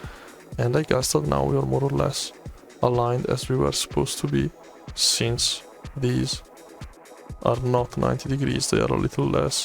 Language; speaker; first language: English; non-native, fluent; Italian